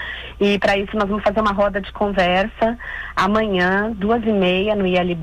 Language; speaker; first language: Portuguese; native; Portuguese